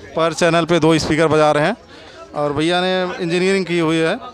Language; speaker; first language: Hindi; native; Hindi